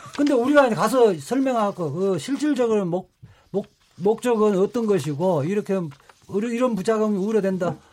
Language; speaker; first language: Korean; native; Korean